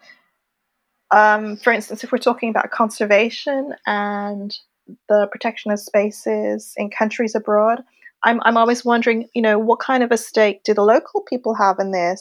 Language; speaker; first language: English; native; English